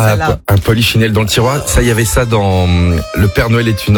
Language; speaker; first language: French; native; French